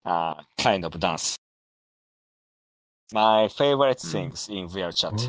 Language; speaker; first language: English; non-native, learner; Japanese